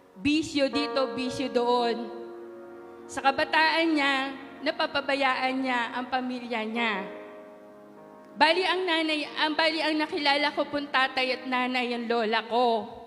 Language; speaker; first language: Filipino; non-native, local second language; Bikol